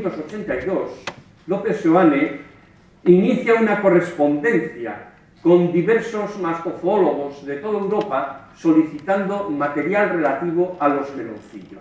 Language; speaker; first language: Spanish; native; Spanish